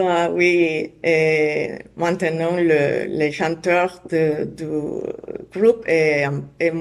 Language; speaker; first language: French; non-native, learner; Spanish